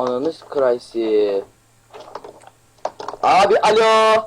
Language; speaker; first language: Turkish; native; Turkish